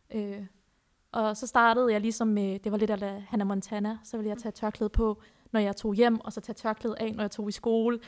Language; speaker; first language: Danish; early bilingual, other home language; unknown